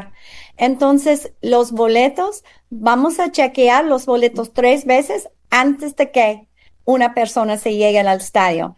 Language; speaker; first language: Spanish; non-native, fluent; English